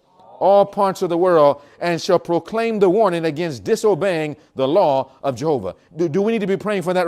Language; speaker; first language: English; native; English